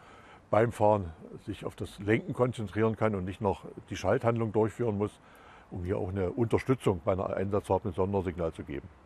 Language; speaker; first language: German; native; German